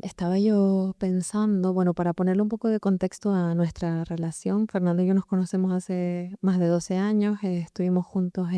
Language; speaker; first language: Spanish; native; Spanish